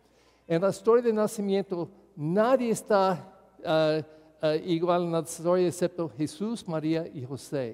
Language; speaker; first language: Spanish; non-native, fluent; English